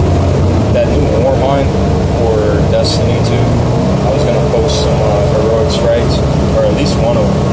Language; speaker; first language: English; native; English